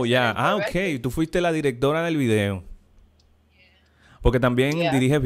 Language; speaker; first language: Spanish; native; Spanish